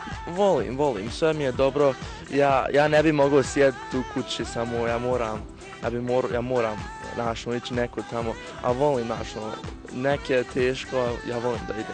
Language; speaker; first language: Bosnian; early bilingual, heritage; Bosnian